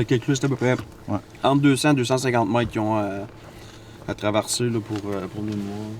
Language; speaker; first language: French; native; French